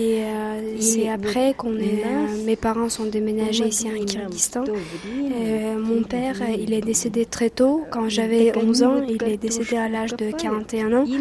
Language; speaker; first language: French; non-native, fluent; Russian